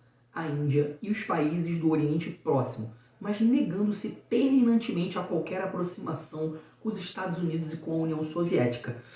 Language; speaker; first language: Portuguese; native; Portuguese